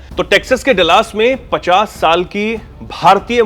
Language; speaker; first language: Hindi; native; Hindi